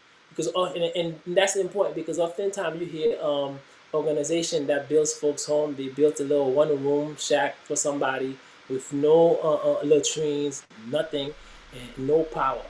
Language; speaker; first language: English; early bilingual, other home language; Haitian Creole